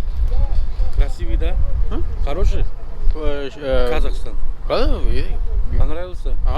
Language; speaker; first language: Russian; non-native, local second language; Kazakh